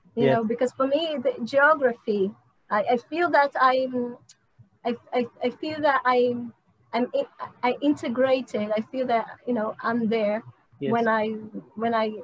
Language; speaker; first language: English; non-native, fluent; Portuguese